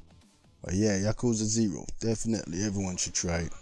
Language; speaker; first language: English; native; English